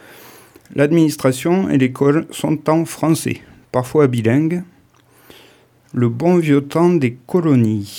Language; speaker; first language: French; native; French